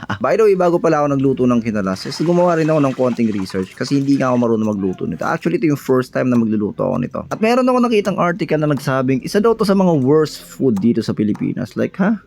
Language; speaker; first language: Filipino; non-native, local second language; Bikol